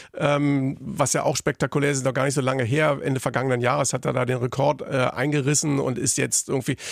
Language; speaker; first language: German; native; German